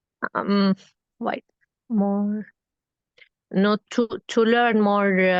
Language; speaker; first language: English; non-native, learner; Arabic